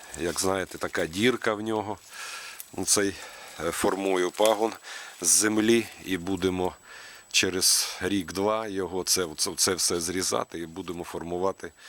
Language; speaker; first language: Ukrainian; native; Ukrainian